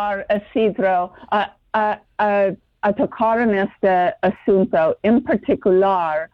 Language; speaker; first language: Spanish; non-native, learner; English